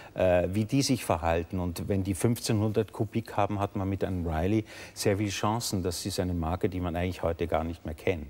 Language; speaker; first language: German; native; German